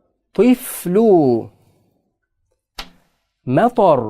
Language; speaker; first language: Arabic; non-native, learner; Uzbek